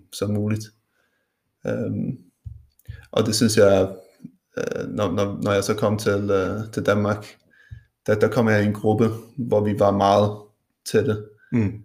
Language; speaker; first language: Danish; non-native, local second language; Faroese